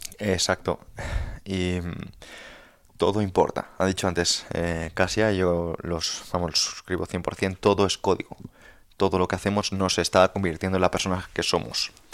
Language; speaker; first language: Spanish; native; Spanish